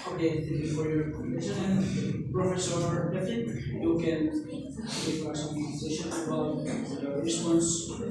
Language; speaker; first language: English; non-native, learner; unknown